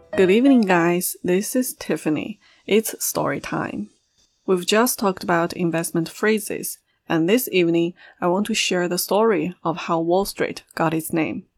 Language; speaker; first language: English; non-native, fluent; Chinese